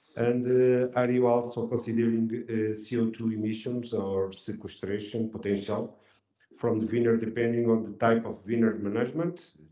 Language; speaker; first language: English; non-native, fluent; Portuguese